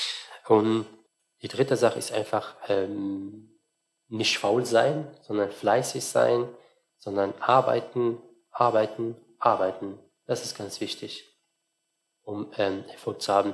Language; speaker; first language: German; non-native, fluent; Arabic